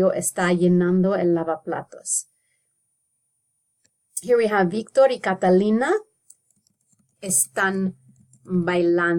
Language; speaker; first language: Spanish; non-native, fluent; English